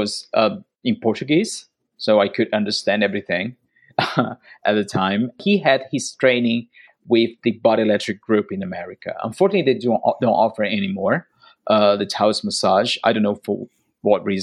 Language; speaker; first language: English; non-native, fluent; Portuguese